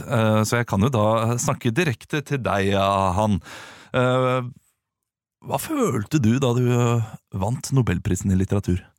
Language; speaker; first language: Norwegian; native; Norwegian